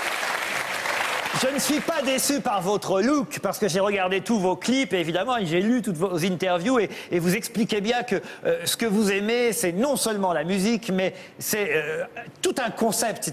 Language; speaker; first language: French; native; French